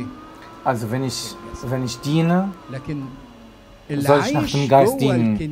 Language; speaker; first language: German; non-native, fluent; Arabic